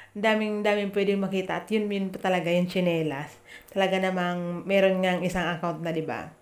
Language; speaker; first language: Filipino; native; Filipino